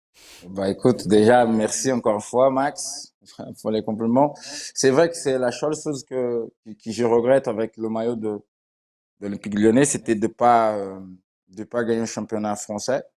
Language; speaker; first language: French; non-native, fluent; Portuguese